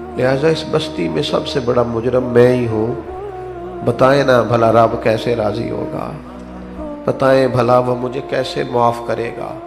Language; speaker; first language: Urdu; non-native, local second language; Punjabi